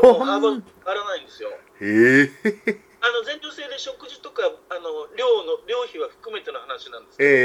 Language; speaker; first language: Japanese; native; Japanese